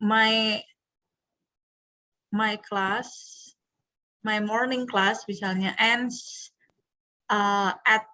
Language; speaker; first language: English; non-native, fluent; Indonesian